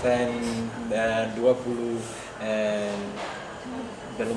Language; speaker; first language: Indonesian; non-native, learner; English